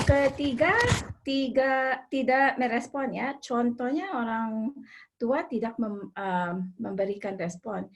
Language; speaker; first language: Indonesian; non-native, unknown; English